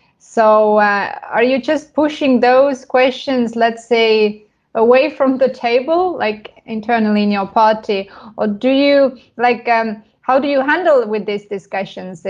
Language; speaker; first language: English; non-native, fluent; Estonian